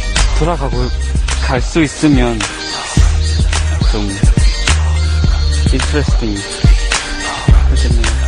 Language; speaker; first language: Korean; non-native, fluent; Thai